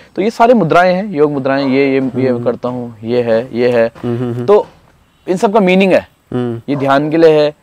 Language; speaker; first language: Hindi; native; Hindi